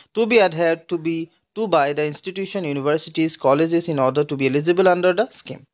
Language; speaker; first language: English; non-native, local second language; Assamese